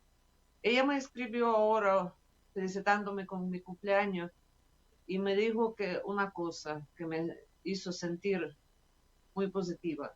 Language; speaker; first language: Spanish; non-native, fluent; Russian